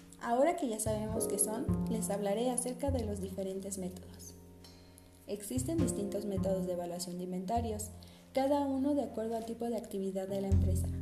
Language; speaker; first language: Spanish; native; Spanish